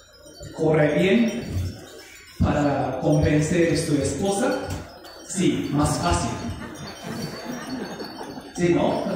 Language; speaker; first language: Spanish; non-native, learner; Japanese